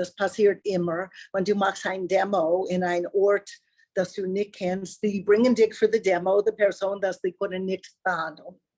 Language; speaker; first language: German; non-native, learner; English